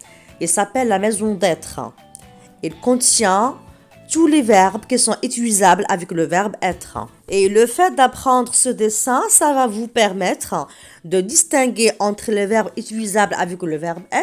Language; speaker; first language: French; non-native, local second language; Arabic